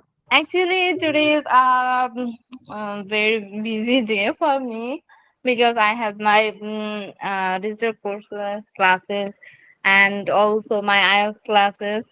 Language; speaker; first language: English; non-native, learner; Bangla